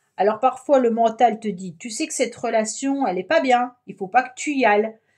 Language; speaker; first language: French; native; French